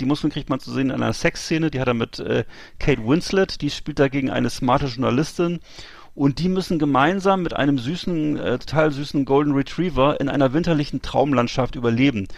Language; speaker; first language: German; native; German